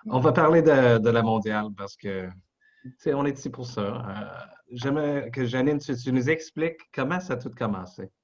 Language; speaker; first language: French; non-native, local second language; English